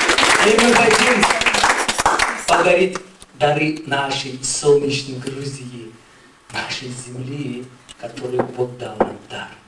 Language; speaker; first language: Russian; non-native, fluent; Georgian